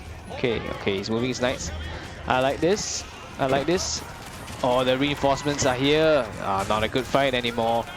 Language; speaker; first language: English; native; English